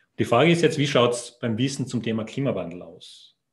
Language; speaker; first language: German; native; German